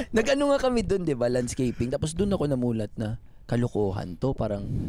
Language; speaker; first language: Filipino; non-native, local second language; Cebuano